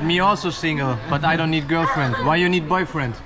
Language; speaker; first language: English; non-native, fluent; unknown